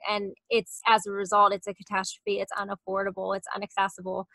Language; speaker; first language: English; native; English